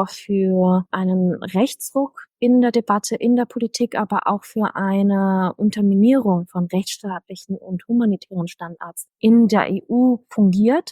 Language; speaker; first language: German; native; German